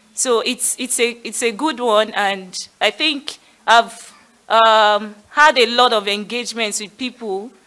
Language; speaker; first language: English; non-native, local second language; Yoruba